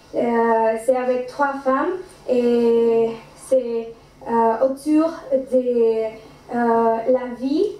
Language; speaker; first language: French; non-native, learner; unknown